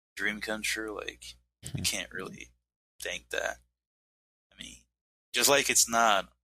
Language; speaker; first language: English; non-native, fluent; Portuguese